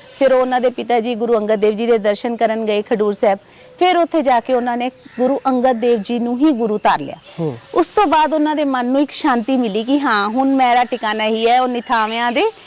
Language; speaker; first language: Punjabi; non-native, local second language; Hindi